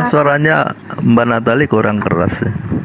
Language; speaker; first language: Indonesian; native; Indonesian